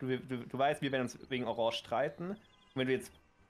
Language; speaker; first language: German; native; German